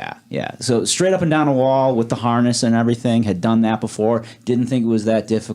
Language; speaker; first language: English; native; English